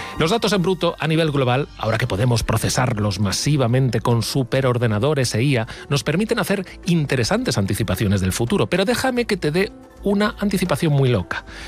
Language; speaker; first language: Spanish; native; Spanish